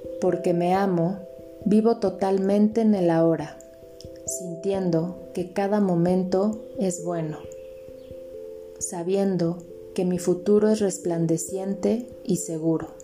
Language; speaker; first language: Spanish; native; Spanish